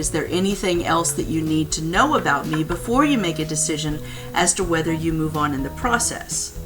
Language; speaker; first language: English; native; English